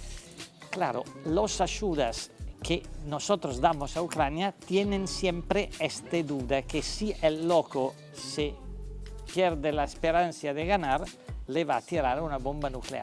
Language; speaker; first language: Spanish; non-native, fluent; Italian